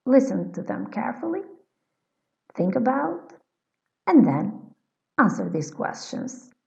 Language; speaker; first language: English; non-native, fluent; Albanian